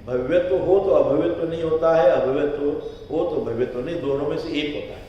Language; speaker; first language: Hindi; non-native, local second language; Marathi